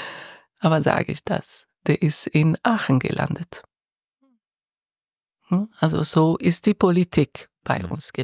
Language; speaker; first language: German; non-native, learner; Arabic